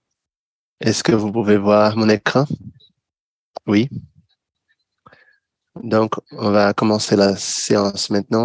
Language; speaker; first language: French; non-native, fluent; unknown